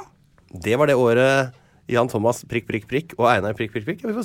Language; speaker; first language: Norwegian; native; Norwegian